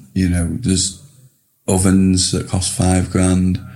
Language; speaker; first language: English; native; English